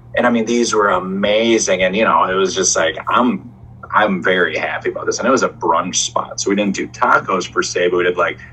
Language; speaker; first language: English; native; English